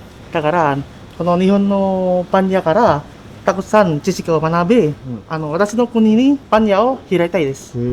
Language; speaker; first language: Japanese; non-native, learner; Indonesian